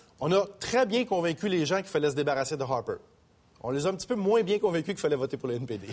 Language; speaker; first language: French; native; French